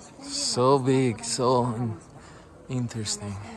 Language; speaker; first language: English; non-native, fluent; Persian